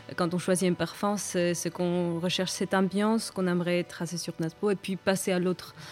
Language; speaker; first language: French; non-native, fluent; Georgian